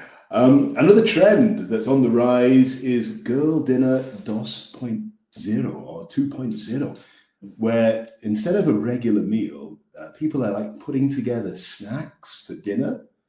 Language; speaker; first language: English; native; English